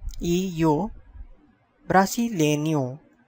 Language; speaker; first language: Spanish; non-native, fluent; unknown